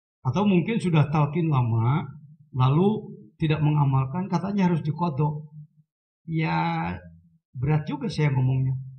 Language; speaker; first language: Indonesian; non-native, local second language; Sundanese